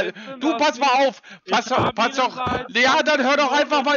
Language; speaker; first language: German; native; German